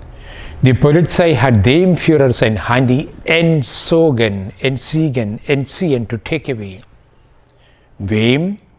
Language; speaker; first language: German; non-native, fluent; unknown